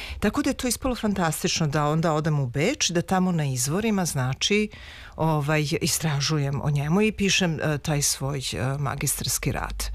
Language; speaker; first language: Serbian; native; Serbian